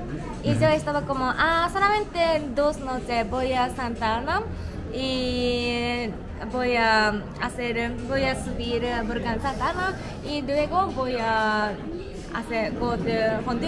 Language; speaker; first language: Spanish; non-native, learner; Japanese